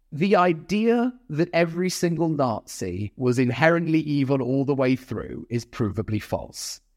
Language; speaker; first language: English; native; English